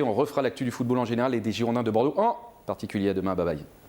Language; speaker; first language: French; native; French